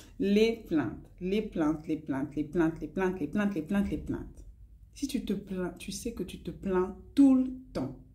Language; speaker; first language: French; non-native, local second language; Lingala